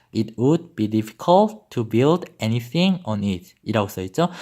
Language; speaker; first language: English; non-native, fluent; Korean